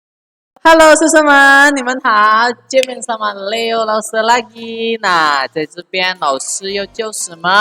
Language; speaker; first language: Chinese; non-native, fluent; Indonesian